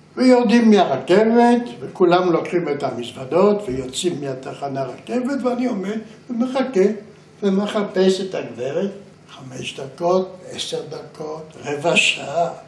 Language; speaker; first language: Hebrew; non-native, fluent; German